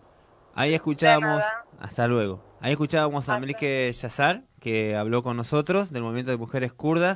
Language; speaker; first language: Spanish; native; Spanish